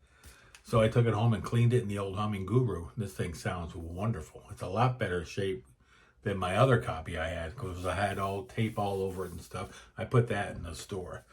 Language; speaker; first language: English; native; English